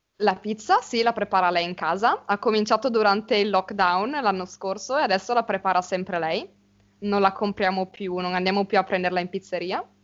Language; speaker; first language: Italian; native; Italian